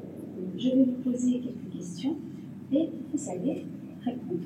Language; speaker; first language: French; non-native, fluent; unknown